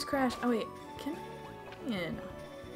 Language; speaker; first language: English; native; English